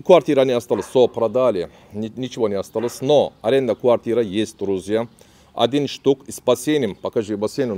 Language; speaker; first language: Russian; non-native, learner; Turkish